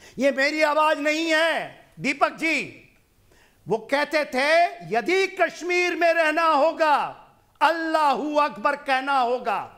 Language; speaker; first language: Hindi; non-native, local second language; Punjabi